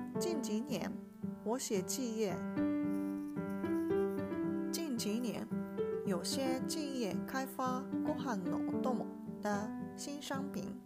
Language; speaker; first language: Chinese; non-native, learner; Japanese